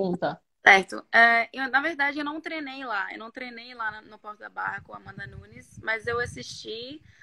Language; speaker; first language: Portuguese; non-native, fluent; Norwegian